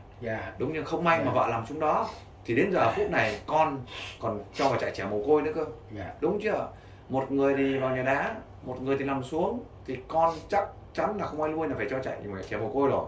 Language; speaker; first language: Vietnamese; native; Vietnamese